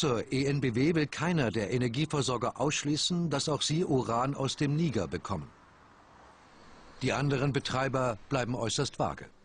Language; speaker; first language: German; native; German